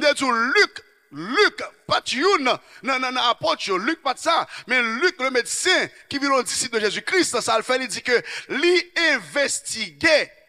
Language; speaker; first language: French; non-native, local second language; Haitian Creole